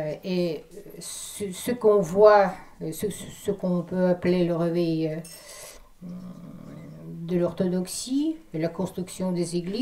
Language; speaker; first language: French; non-native, fluent; Russian